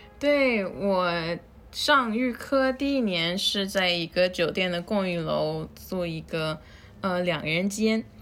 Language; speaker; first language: Chinese; non-native, fluent; Spanish